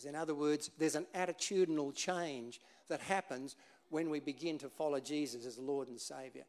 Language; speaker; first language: English; native; English